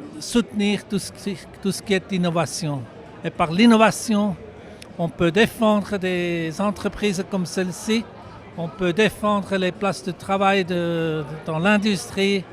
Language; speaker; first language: French; non-native, local second language; German